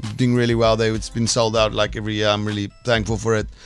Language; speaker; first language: English; non-native, local second language; Afrikaans